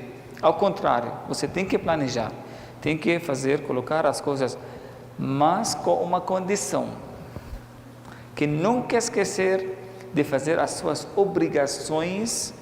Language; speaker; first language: Portuguese; non-native, fluent; Arabic